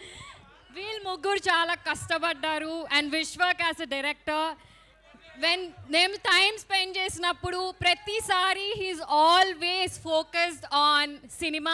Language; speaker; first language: Telugu; non-native, learner; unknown